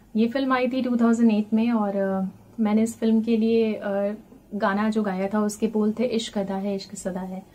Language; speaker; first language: Hindi; native; Hindi